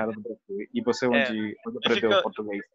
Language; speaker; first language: Portuguese; non-native, learner; Spanish